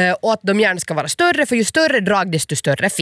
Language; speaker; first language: Swedish; native; Swedish